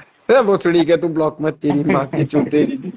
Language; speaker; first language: Hindi; native; Hindi